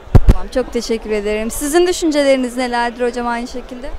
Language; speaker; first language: Turkish; native; Turkish